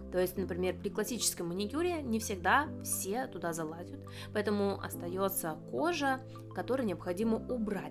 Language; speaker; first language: Russian; native; Russian